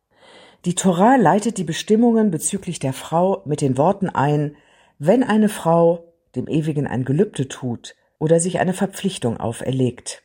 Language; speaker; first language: German; native; German